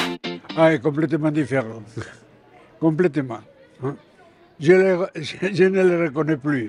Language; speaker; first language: French; non-native, fluent; Spanish